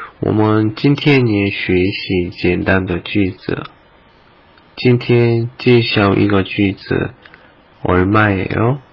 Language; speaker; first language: Chinese; non-native, learner; Korean